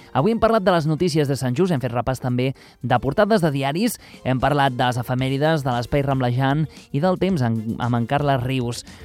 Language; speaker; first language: Catalan; native; Catalan